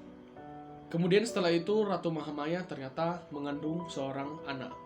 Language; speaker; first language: Indonesian; native; Indonesian